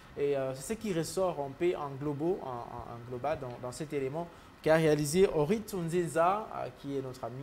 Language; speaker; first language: French; native; French